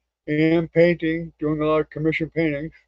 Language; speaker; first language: English; native; English